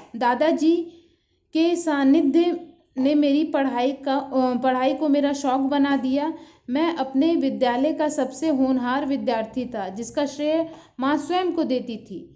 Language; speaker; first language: Hindi; native; Hindi